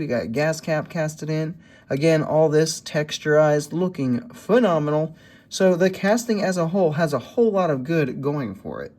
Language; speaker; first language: English; native; English